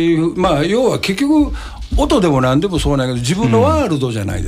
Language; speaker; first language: Japanese; native; Japanese